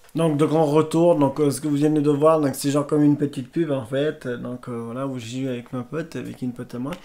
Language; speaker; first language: French; native; French